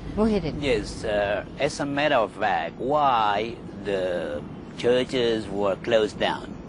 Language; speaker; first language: English; non-native, fluent; Indonesian